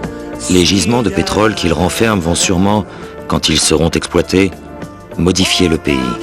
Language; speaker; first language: French; native; French